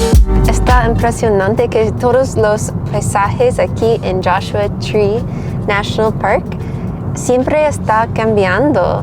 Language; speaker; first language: Spanish; non-native, learner; English